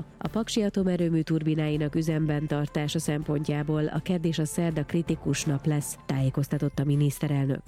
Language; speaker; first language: Hungarian; native; Hungarian